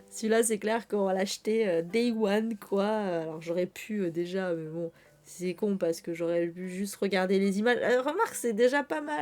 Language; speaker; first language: French; native; French